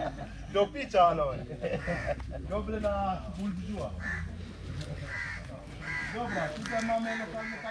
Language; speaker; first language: Polish; non-native, learner; Swahili